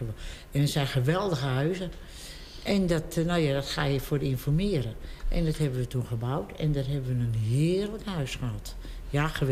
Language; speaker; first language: Dutch; native; Dutch